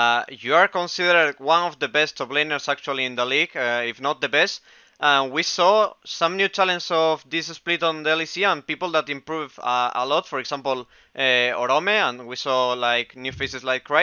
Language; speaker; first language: English; non-native, fluent; Spanish